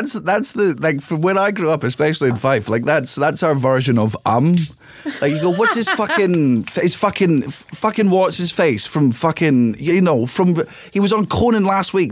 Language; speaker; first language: English; native; English